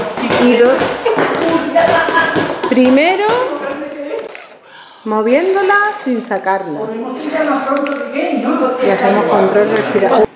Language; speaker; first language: Spanish; native; Spanish